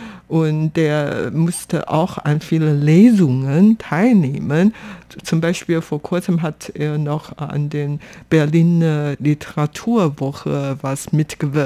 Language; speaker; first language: German; non-native, fluent; Chinese